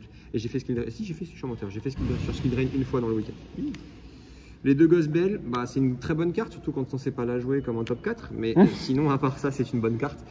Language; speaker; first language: French; native; French